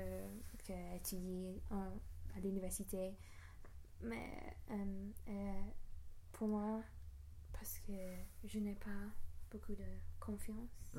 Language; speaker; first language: French; non-native, learner; English